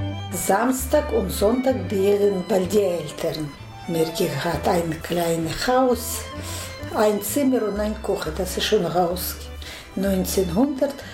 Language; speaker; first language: German; non-native, learner; Russian